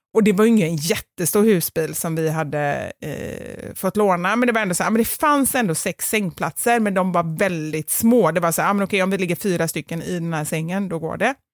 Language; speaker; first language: Swedish; native; Swedish